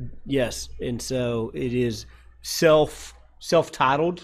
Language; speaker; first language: English; native; English